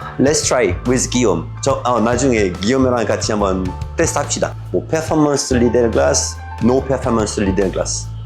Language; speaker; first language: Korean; non-native, learner; French